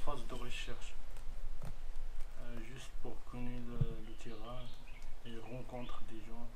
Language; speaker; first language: French; non-native, learner; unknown